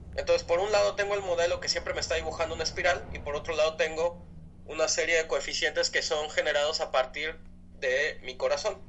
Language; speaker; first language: Spanish; native; Spanish